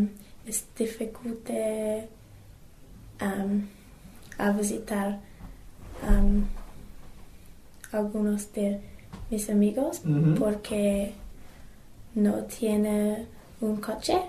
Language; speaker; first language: Spanish; non-native, learner; English